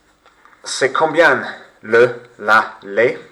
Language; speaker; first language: French; non-native, fluent; English